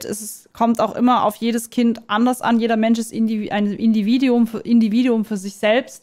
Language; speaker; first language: German; native; German